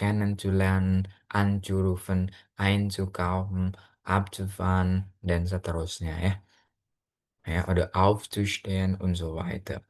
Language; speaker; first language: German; non-native, fluent; Indonesian